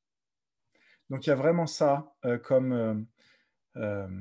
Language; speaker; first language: French; native; French